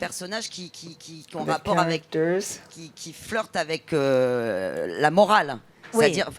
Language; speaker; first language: French; native; French